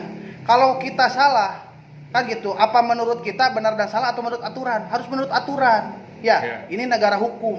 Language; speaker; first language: Indonesian; native; Indonesian